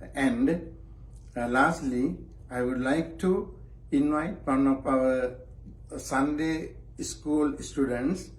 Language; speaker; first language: English; non-native, local second language; Sinhala